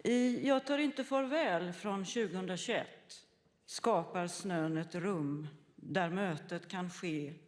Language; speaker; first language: Swedish; native; Swedish